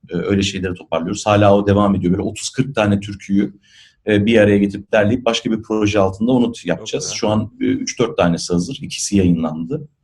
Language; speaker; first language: Turkish; native; Turkish